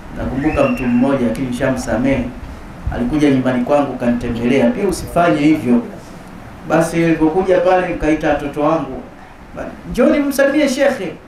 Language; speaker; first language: Swahili; native; Swahili